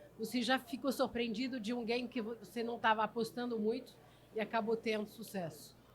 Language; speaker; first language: Portuguese; non-native, fluent; French